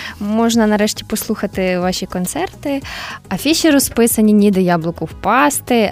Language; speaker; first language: Ukrainian; native; Ukrainian